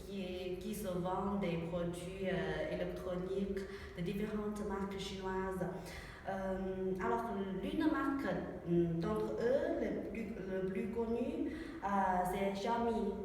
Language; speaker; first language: French; non-native, learner; Chinese